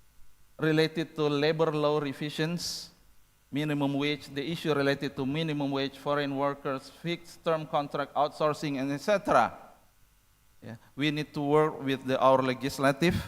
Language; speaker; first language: English; non-native, fluent; Indonesian